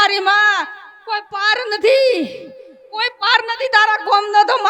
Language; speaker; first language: Gujarati; native; Gujarati